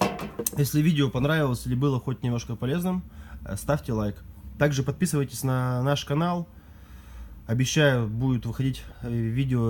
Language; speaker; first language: Russian; native; Russian